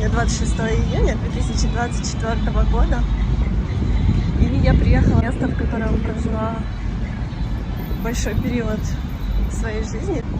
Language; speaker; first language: Russian; native; Russian